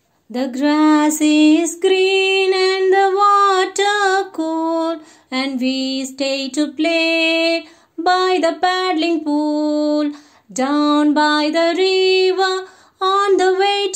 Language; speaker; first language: English; non-native, local second language; Tamil